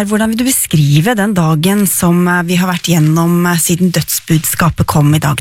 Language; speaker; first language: Norwegian; native; Norwegian